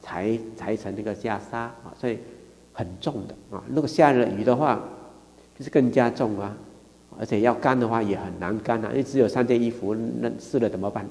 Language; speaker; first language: Chinese; native; Chinese